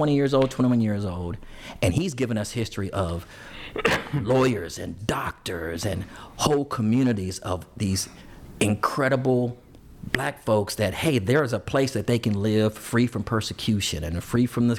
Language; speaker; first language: English; native; English